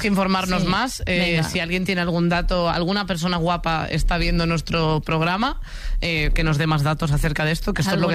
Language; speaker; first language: Spanish; native; Spanish